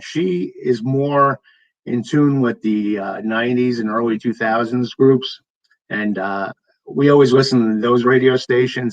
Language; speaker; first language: English; native; English